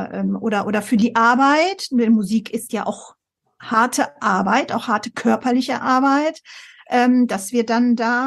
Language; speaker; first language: German; native; German